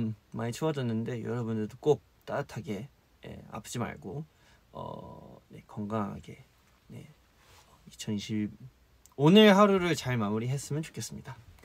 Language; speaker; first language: Korean; early bilingual, heritage; Korean